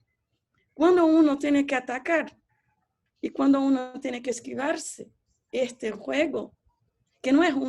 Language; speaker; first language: Spanish; non-native, fluent; Portuguese